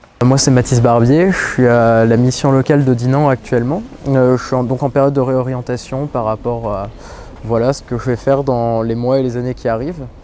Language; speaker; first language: French; native; French